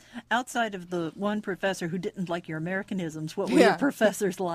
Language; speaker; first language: English; native; English